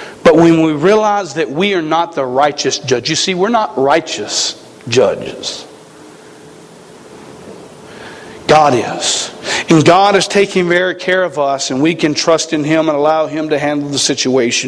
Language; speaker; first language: English; native; English